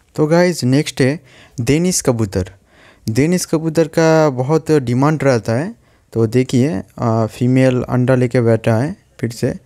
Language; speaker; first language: Hindi; non-native, local second language; Bangla